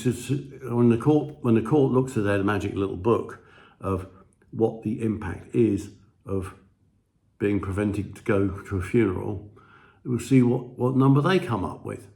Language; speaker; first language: English; native; English